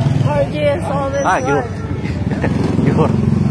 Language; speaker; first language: English; non-native, learner; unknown